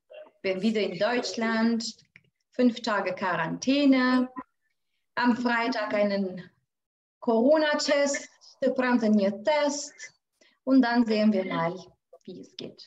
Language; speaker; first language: German; non-native, fluent; Albanian